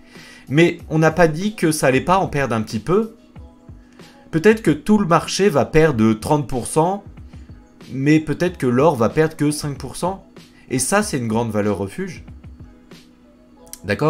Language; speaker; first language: French; native; French